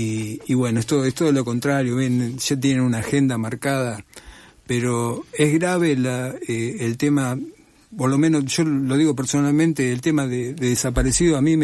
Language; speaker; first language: Spanish; native; Spanish